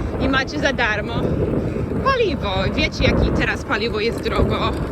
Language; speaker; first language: Polish; non-native, learner; English